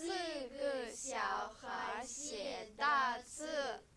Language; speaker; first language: Chinese; non-native, fluent; Kyrgyz